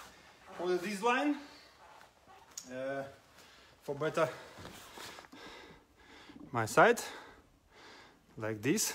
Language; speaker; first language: English; non-native, learner; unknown